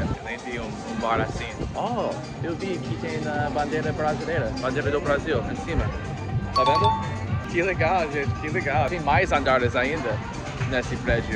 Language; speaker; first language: Portuguese; non-native, fluent; English